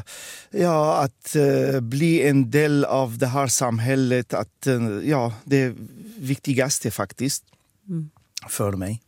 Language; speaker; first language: Swedish; non-native, fluent; Arabic